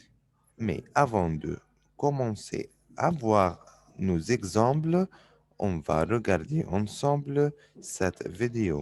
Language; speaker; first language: French; non-native, fluent; Arabic